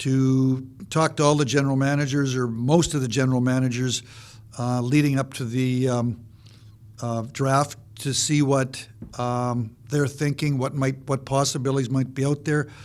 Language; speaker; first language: English; native; English